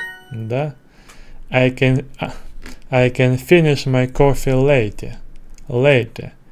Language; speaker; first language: English; non-native, learner; Russian